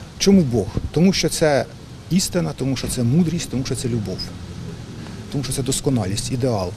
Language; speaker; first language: Ukrainian; native; Ukrainian